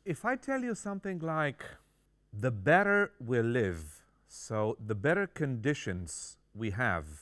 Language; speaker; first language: English; non-native, fluent; Romanian